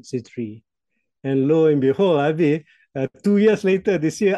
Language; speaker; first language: English; non-native, local second language; Malay